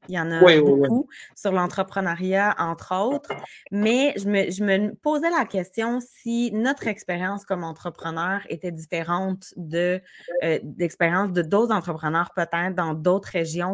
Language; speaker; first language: French; native; French